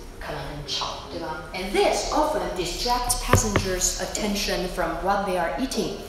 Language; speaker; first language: English; non-native, fluent; Chinese